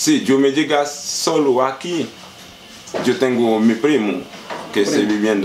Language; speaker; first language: Spanish; non-native, learner; Haitian Creole